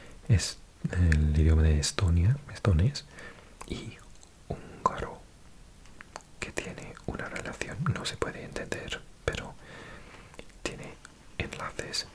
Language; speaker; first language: Spanish; non-native, fluent; English